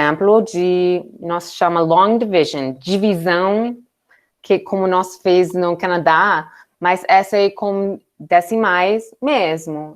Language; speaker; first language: Portuguese; non-native, learner; English